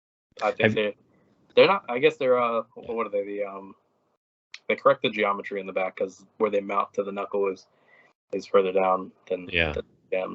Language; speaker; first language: English; native; English